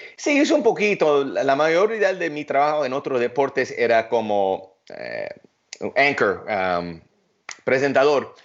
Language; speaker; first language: Spanish; early bilingual, heritage; Spanish